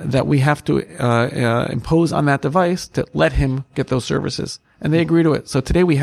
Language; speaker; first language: English; native; English